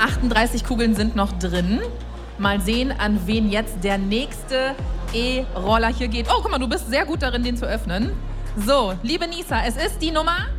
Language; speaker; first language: German; native; German